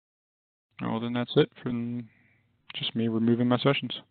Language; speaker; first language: English; native; English